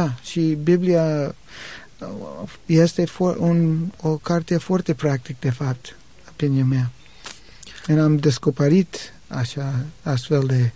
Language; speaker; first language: Romanian; non-native, learner; English